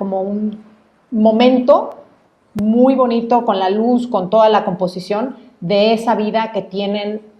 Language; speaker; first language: Spanish; native; Spanish